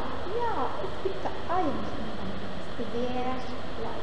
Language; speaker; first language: German; non-native, fluent; Arabic